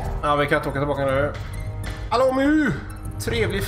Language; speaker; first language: Swedish; native; Swedish